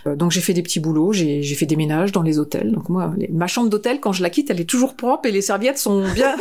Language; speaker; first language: French; native; French